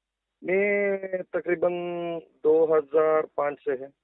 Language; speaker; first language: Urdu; non-native, local second language; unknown